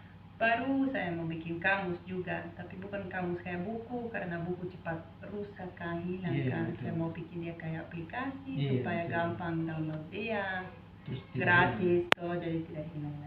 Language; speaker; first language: Indonesian; non-native, fluent; Dutch